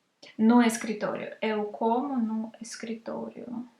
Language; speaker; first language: Portuguese; non-native, learner; Russian